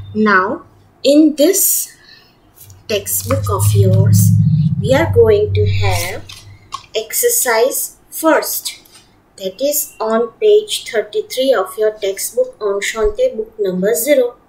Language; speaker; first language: English; non-native, local second language; Gujarati